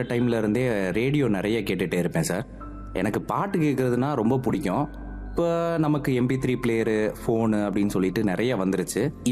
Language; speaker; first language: Tamil; native; Tamil